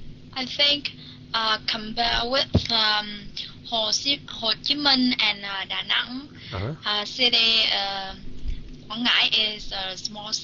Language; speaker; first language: English; non-native, learner; Vietnamese